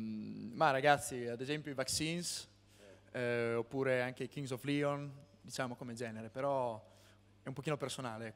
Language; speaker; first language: Italian; native; Italian